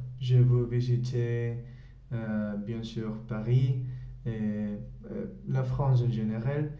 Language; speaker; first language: French; non-native, learner; Spanish